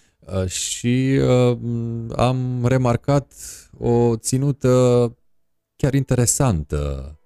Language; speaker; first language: Romanian; native; Romanian